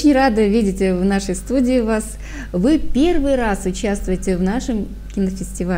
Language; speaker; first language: Russian; native; Russian